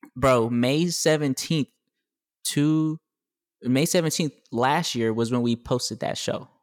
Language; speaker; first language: English; native; English